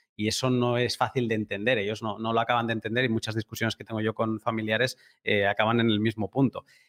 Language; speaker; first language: Spanish; native; Spanish